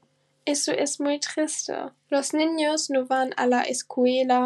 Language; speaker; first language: Spanish; non-native, learner; German